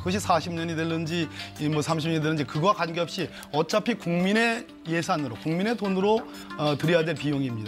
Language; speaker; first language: Korean; native; Korean